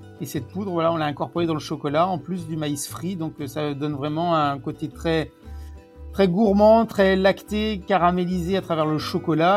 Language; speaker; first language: French; native; French